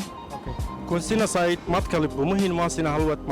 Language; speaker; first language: Finnish; non-native, learner; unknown